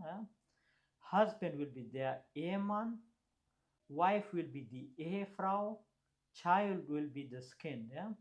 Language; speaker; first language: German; non-native, fluent; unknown